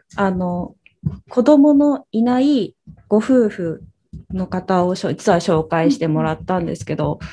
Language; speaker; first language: Japanese; native; Japanese